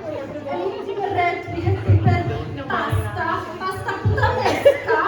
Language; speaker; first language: Italian; non-native, learner; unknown